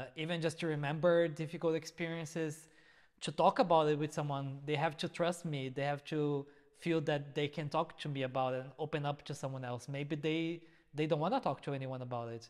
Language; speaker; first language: English; non-native, fluent; Portuguese